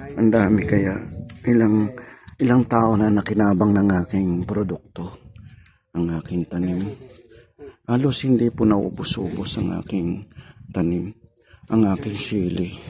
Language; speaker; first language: Filipino; native; Filipino